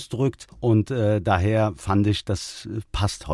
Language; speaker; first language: German; early bilingual, other home language; Turkish